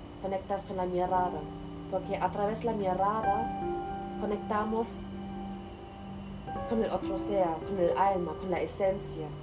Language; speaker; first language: Spanish; non-native, learner; German